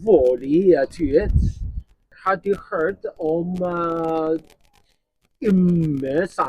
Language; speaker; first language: Norwegian; non-native, learner; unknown